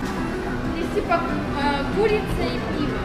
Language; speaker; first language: Russian; native; Russian